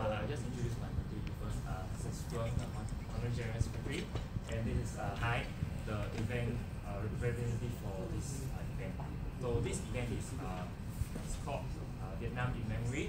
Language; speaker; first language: English; non-native, fluent; Vietnamese